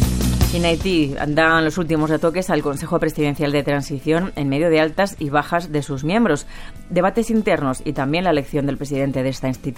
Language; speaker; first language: Spanish; native; Spanish